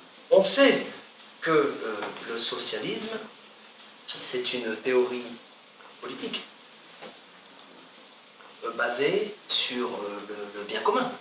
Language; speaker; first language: French; native; French